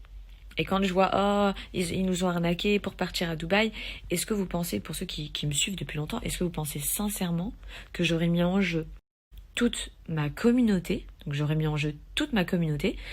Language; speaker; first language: French; native; French